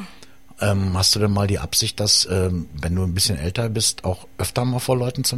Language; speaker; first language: German; native; German